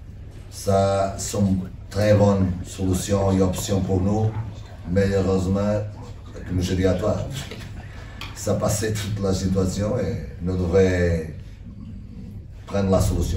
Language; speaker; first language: French; non-native, learner; Portuguese